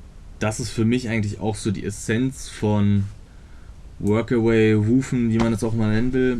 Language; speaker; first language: German; native; German